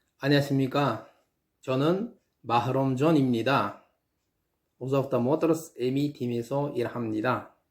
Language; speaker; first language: Korean; non-native, learner; Uzbek